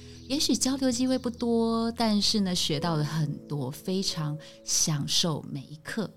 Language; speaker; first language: Chinese; native; Chinese